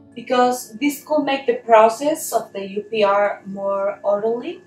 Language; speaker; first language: English; non-native, fluent; Spanish